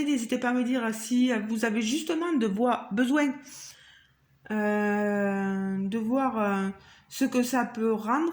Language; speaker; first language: French; native; French